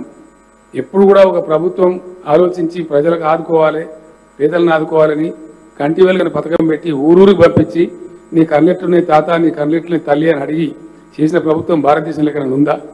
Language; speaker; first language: Telugu; native; Telugu